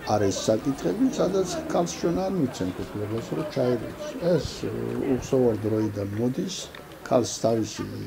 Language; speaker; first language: Georgian; non-native, local second language; Chechen